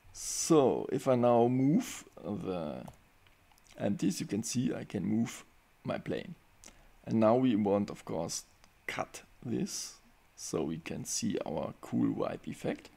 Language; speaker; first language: English; non-native, fluent; German